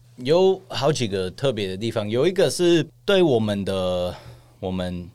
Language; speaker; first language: Chinese; non-native, fluent; English